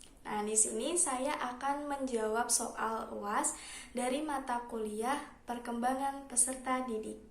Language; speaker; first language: Indonesian; native; Indonesian